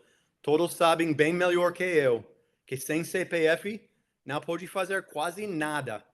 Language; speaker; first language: Portuguese; non-native, fluent; English